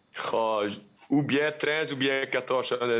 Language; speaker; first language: French; non-native, local second language; Dutch